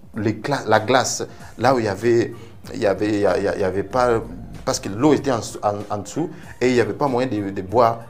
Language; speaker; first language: French; non-native, local second language; Lingala